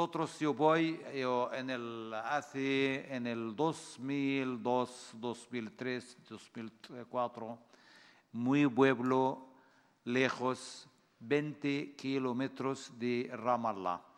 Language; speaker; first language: Spanish; non-native, fluent; Arabic